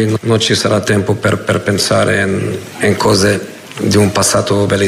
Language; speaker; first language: Italian; non-native, fluent; Portuguese